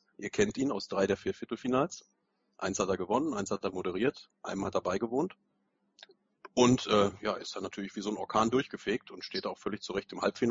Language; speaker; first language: German; native; German